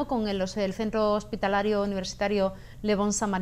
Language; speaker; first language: Spanish; native; Spanish